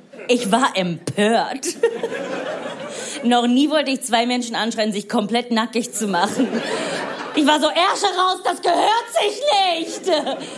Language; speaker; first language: German; non-native, fluent; Italian